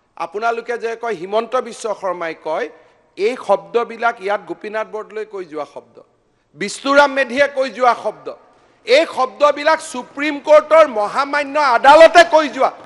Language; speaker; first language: Assamese; native; Assamese